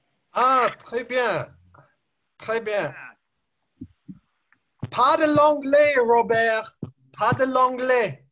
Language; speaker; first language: French; non-native, learner; English